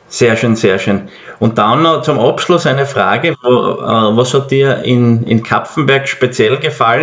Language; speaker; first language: German; native; German